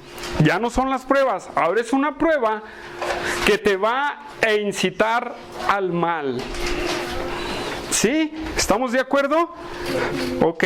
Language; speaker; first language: Spanish; native; Spanish